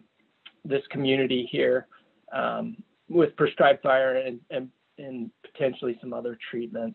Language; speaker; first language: English; native; English